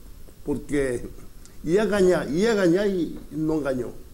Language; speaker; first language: Portuguese; early bilingual, other home language; Japanese